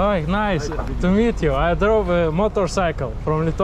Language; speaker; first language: English; non-native, learner; Lithuanian